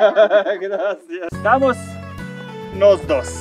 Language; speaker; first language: Spanish; non-native, learner; Serbian